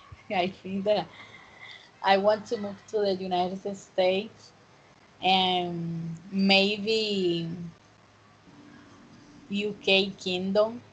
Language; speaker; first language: English; non-native, fluent; Spanish